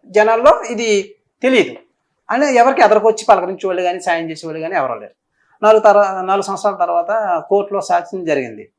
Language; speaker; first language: Telugu; native; Telugu